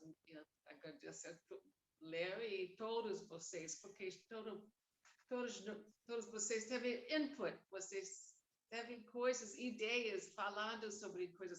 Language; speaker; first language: Portuguese; non-native, learner; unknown